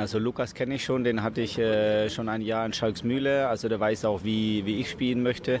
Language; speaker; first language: German; native; German